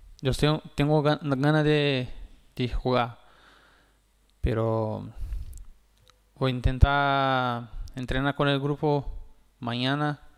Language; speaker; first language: Spanish; non-native, fluent; Portuguese